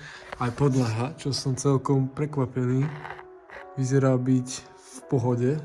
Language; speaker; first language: Slovak; native; Slovak